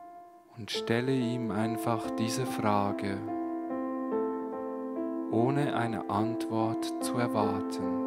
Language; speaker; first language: German; native; German